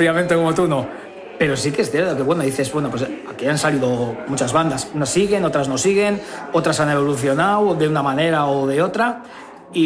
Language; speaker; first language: Spanish; native; Spanish